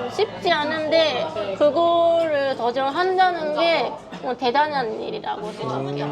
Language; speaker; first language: Korean; non-native, fluent; Japanese